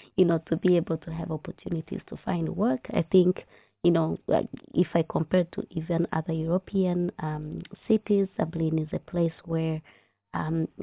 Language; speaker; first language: English; non-native, local second language; Kinyarwanda